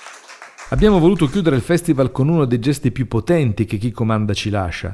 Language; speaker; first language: Italian; native; Italian